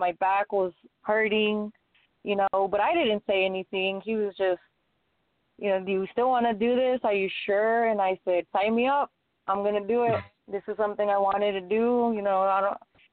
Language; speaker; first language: English; native; English